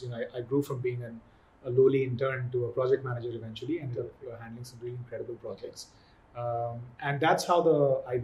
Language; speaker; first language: English; non-native, local second language; Hindi